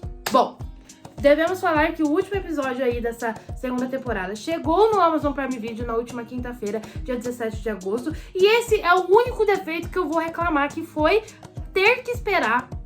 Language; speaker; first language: Portuguese; native; Portuguese